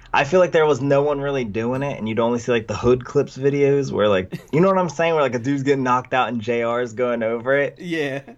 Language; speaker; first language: English; native; English